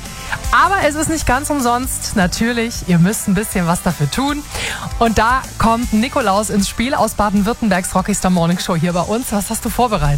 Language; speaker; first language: German; native; German